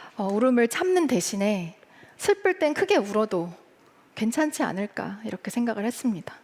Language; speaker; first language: Korean; early bilingual, heritage; Korean